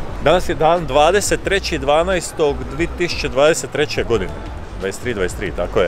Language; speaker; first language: Croatian; native; Croatian